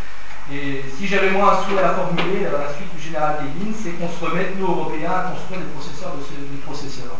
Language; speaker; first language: French; native; French